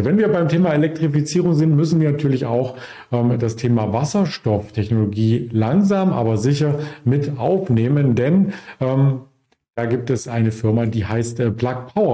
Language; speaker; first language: German; native; German